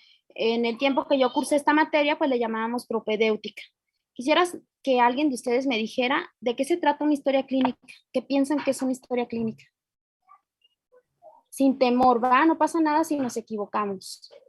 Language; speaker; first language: Spanish; native; Spanish